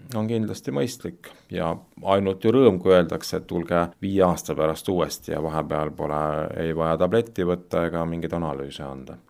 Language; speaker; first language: Estonian; native; Estonian